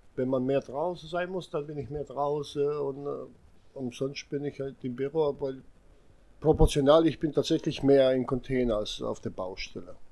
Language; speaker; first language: German; non-native, fluent; Serbian